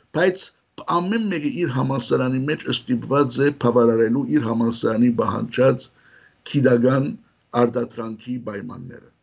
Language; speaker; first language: Armenian; early bilingual, heritage; Armenian